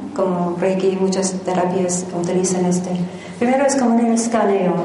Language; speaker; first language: Spanish; non-native, fluent; English